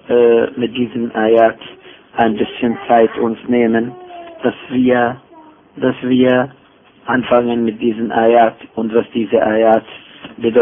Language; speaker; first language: German; non-native, fluent; Arabic